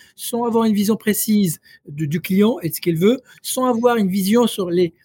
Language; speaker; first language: French; non-native, local second language; Arabic